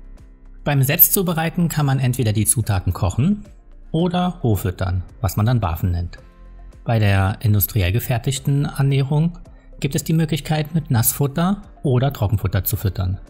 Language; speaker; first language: German; native; German